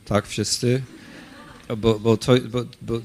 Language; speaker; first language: Polish; non-native, fluent; English